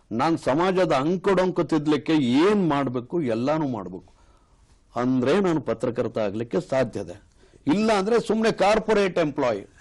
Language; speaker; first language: Kannada; native; Kannada